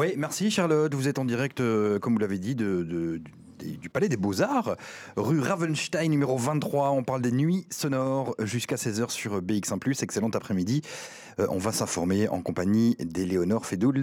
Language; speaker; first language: French; native; French